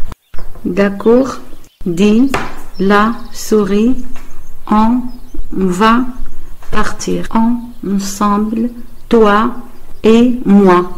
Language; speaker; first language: French; non-native, learner; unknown